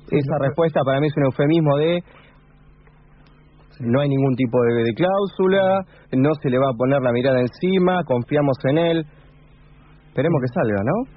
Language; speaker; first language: Spanish; native; Spanish